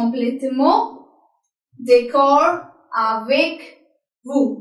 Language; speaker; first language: French; non-native, learner; Hindi